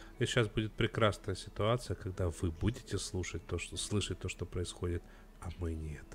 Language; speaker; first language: Russian; native; Russian